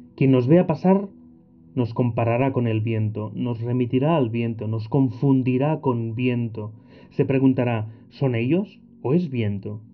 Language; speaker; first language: Spanish; non-native, local second language; Catalan